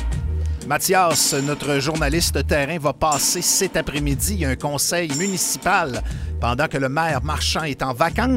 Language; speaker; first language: French; native; French